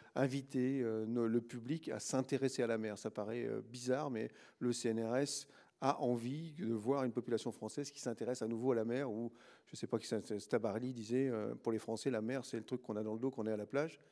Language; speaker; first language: French; native; French